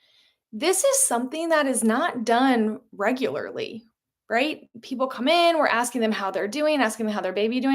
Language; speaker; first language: English; native; English